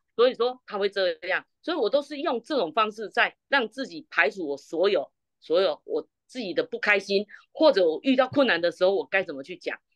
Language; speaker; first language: Chinese; native; Chinese